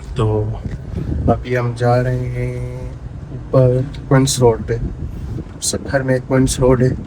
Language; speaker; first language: Urdu; non-native, local second language; Sindhi